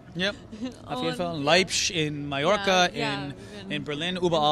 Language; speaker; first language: German; non-native, learner; English